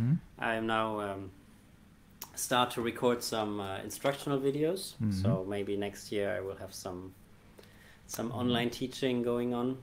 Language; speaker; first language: English; non-native, fluent; German